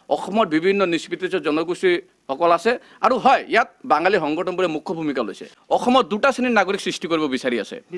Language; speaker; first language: Assamese; non-native, local second language; Bangla